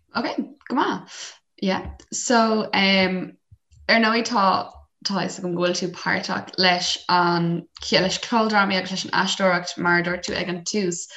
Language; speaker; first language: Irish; non-native, local second language; English